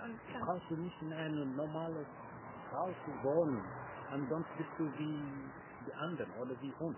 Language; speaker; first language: German; non-native, learner; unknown